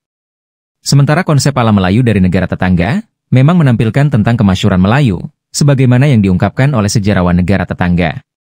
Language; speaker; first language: Indonesian; native; Indonesian